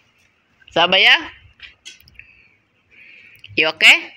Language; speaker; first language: English; non-native, learner; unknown